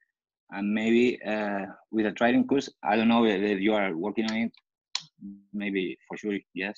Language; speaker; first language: English; non-native, fluent; Spanish